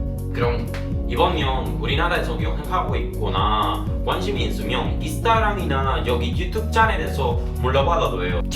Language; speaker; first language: Korean; non-native, learner; Spanish